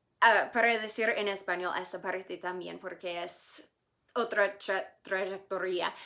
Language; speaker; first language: Spanish; non-native, fluent; English